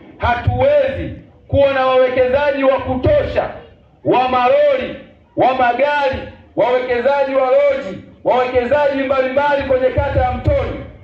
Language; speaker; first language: Swahili; native; Swahili